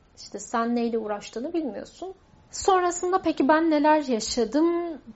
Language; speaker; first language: Turkish; non-native, local second language; Kurdish